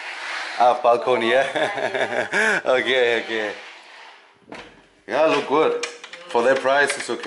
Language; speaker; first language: English; non-native, learner; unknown